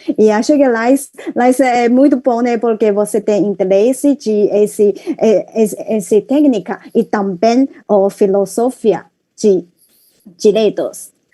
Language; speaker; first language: Portuguese; non-native, learner; Chinese